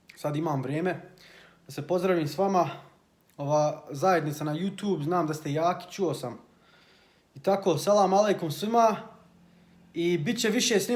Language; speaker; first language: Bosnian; early bilingual, heritage; Bosnian